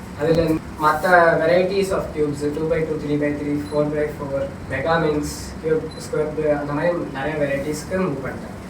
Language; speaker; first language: Tamil; native; Tamil